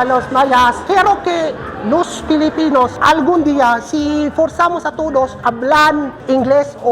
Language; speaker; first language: Spanish; non-native, fluent; Filipino